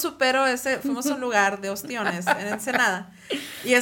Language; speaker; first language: Spanish; native; Spanish